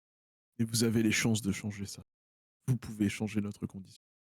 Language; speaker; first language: French; native; French